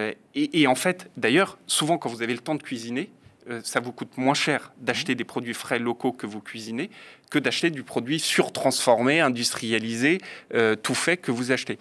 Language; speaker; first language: French; native; French